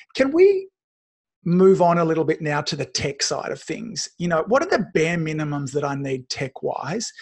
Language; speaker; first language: English; native; English